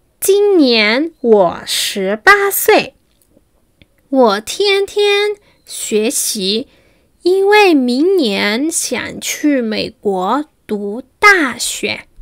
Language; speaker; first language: Chinese; non-native, fluent; Spanish